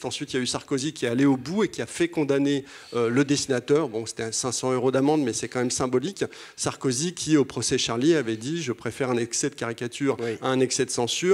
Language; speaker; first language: French; native; French